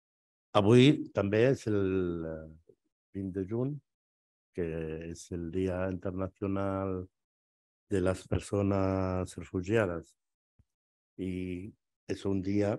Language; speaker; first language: Catalan; non-native, fluent; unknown